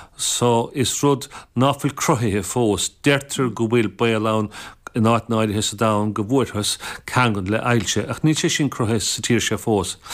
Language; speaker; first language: Irish; native; Irish